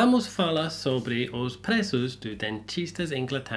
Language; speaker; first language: Portuguese; non-native, learner; English